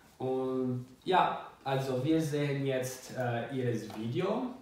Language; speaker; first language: German; non-native, learner; Albanian